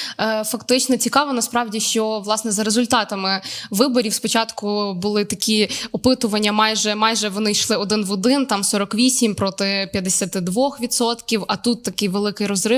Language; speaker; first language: Ukrainian; native; Ukrainian